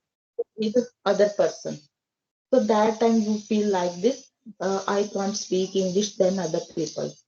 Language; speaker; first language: English; non-native, learner; Hindi